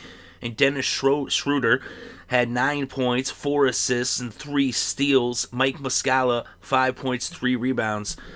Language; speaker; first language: English; native; English